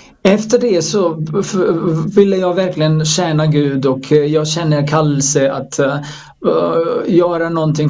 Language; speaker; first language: Swedish; non-native, fluent; Croatian